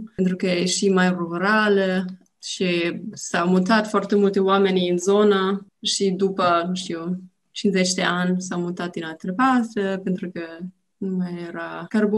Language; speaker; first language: Romanian; non-native, learner; German